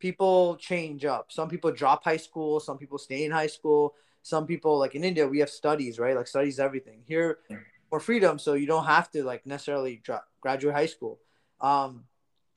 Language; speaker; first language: English; early bilingual, other home language; Gujarati